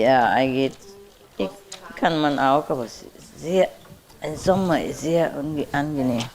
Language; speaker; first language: German; non-native, learner; Vietnamese